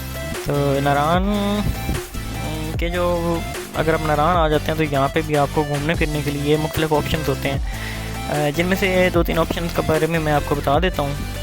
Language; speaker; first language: Urdu; native; Urdu